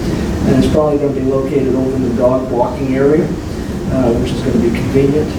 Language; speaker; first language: English; native; English